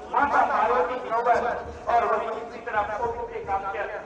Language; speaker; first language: Hindi; native; Hindi